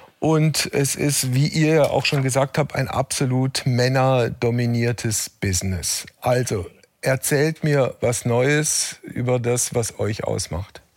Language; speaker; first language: German; native; German